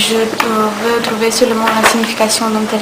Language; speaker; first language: French; non-native, learner; Romanian